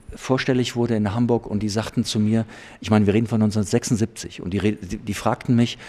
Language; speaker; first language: German; native; German